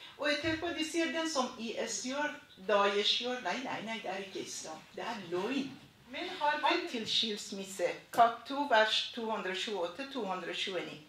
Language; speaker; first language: Norwegian; non-native, fluent; Persian